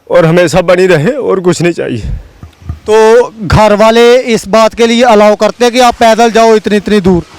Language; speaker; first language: Hindi; non-native, local second language; Dogri